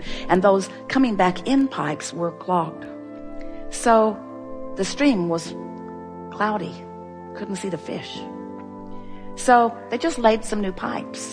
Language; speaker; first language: English; native; English